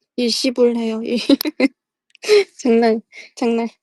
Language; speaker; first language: Korean; native; Korean